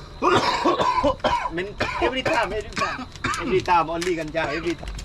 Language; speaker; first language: English; non-native, learner; Thai